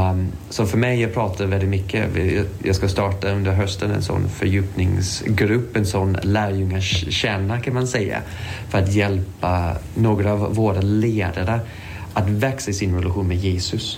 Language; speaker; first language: Swedish; non-native, fluent; English